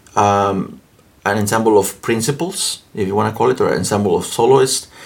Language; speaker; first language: English; non-native, fluent; Spanish